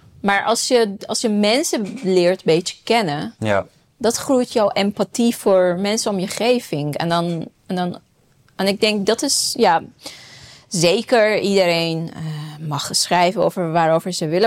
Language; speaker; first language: Dutch; non-native, fluent; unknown